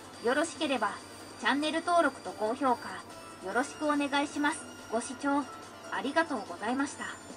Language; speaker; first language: Japanese; native; Japanese